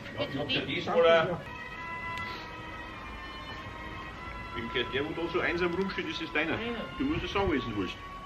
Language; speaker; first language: German; native; German